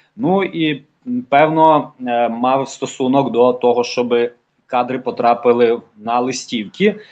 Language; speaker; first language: Ukrainian; native; Ukrainian